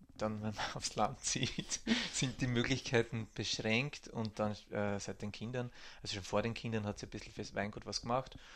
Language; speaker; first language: German; native; German